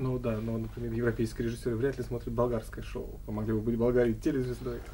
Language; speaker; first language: Russian; native; Russian